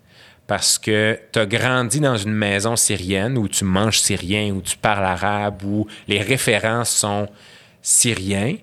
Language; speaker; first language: French; native; French